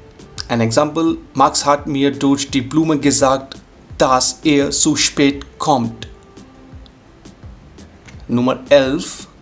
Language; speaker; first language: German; non-native, fluent; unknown